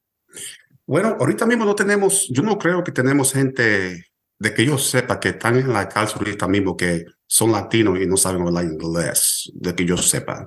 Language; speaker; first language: Spanish; early bilingual, heritage; Spanish